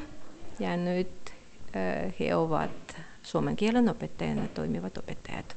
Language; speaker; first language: Finnish; non-native, fluent; Russian